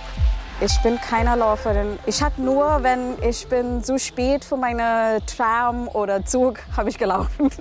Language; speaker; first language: German; non-native, learner; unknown